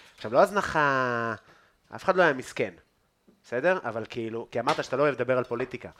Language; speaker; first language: Hebrew; native; Hebrew